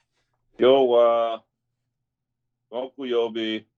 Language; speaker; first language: Japanese; non-native, learner; English